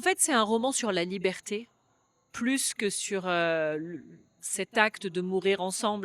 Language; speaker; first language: French; native; French